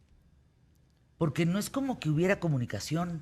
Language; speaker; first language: Spanish; native; Spanish